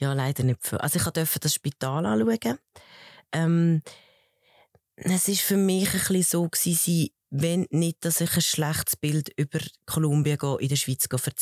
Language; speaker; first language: German; early bilingual, other home language; Spanish